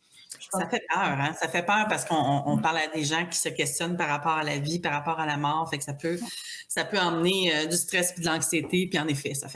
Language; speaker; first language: French; native; French